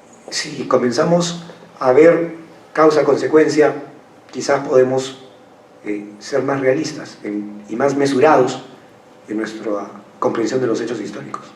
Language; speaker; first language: Spanish; native; Spanish